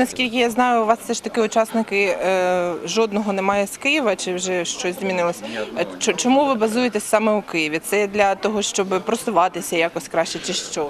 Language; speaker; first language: Ukrainian; native; Ukrainian